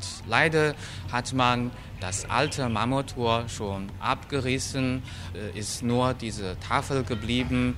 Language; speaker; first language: German; non-native, fluent; Chinese